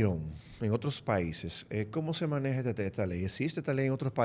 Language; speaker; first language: Spanish; native; Spanish